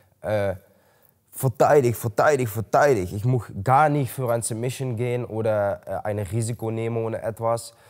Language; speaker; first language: German; non-native, learner; Dutch